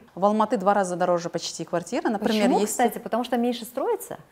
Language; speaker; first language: Russian; non-native, local second language; Kazakh